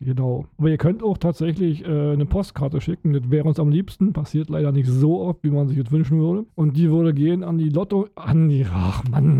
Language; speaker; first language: German; native; German